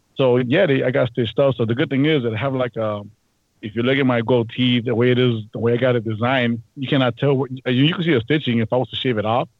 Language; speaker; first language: English; native; English